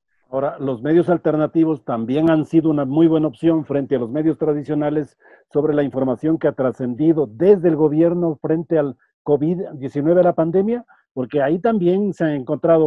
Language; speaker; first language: Spanish; native; Spanish